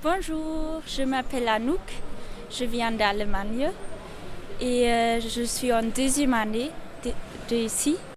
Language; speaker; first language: French; non-native, learner; German